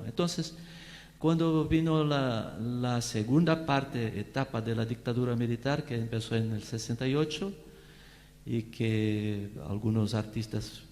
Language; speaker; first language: Spanish; non-native, fluent; Portuguese